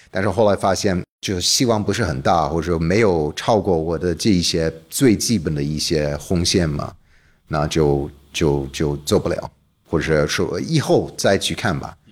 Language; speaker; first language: Chinese; non-native, fluent; English